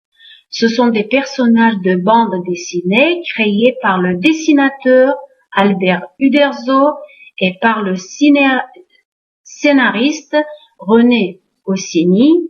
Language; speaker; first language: French; non-native, fluent; Uzbek